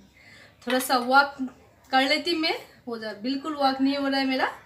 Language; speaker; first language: Hindi; non-native, local second language; Bangla